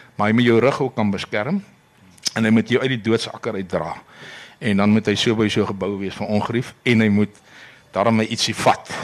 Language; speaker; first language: Afrikaans; native; Afrikaans